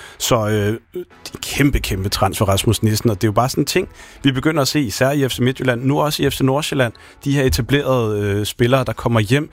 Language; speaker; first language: Danish; native; Danish